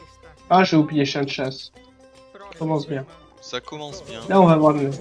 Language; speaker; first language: French; native; French